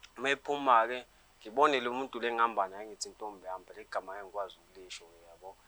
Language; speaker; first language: Zulu; native; Zulu